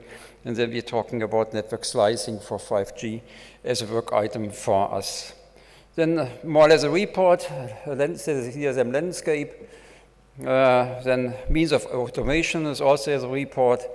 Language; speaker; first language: English; non-native, fluent; German